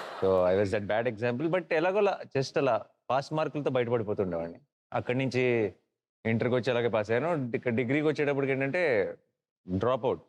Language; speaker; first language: Telugu; native; Telugu